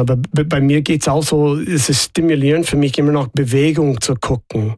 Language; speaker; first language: German; non-native, fluent; English